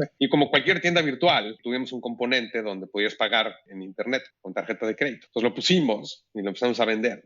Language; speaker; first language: Spanish; native; Spanish